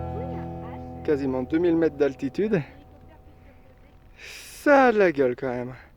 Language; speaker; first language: French; native; French